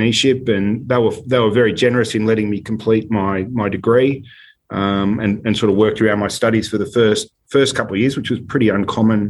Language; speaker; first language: English; native; English